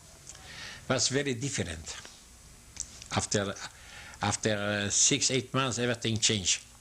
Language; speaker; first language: English; non-native, learner; Yiddish